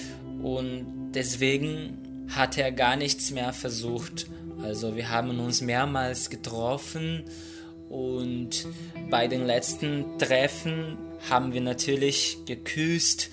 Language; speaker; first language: German; non-native, fluent; Portuguese